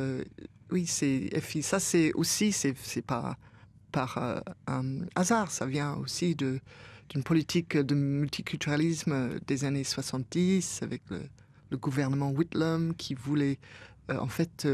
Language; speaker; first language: French; non-native, fluent; English